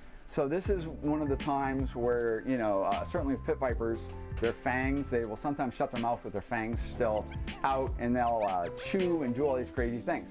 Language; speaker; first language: English; native; English